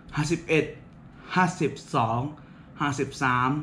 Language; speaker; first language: Thai; non-native, learner; Indonesian